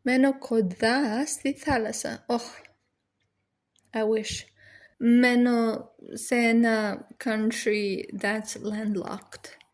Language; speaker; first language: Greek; non-native, learner; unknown